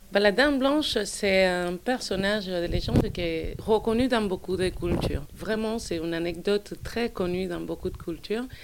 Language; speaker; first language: French; non-native, fluent; Spanish